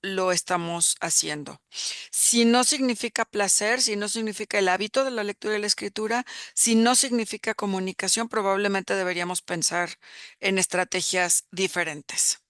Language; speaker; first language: Spanish; native; Spanish